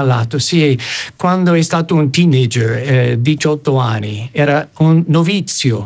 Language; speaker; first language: Italian; non-native, fluent; English